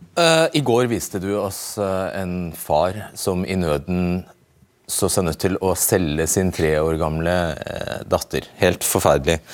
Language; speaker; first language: Norwegian; native; Norwegian